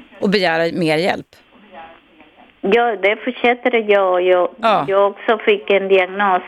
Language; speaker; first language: Swedish; non-native, learner; Spanish